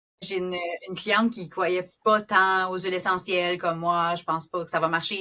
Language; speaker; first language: French; native; French